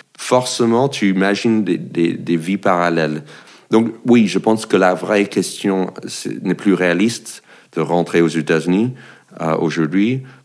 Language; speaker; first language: French; non-native, fluent; English